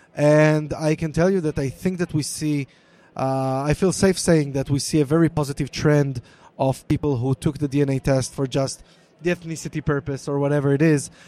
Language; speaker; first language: English; non-native, fluent; Hebrew